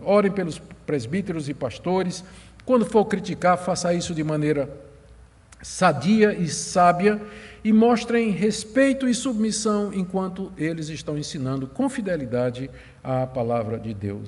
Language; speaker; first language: Portuguese; native; Portuguese